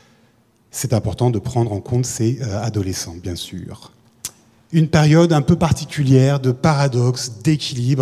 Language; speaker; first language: French; native; French